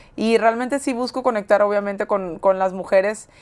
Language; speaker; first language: Spanish; native; Spanish